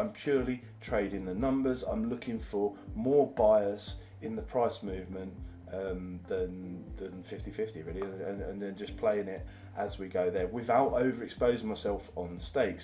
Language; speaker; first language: English; native; English